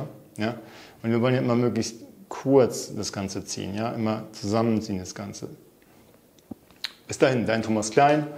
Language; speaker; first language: German; native; German